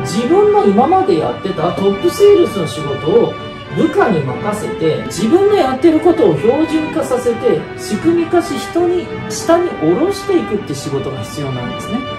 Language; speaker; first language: Japanese; native; Japanese